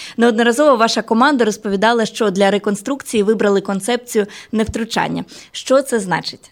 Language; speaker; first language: Ukrainian; native; Ukrainian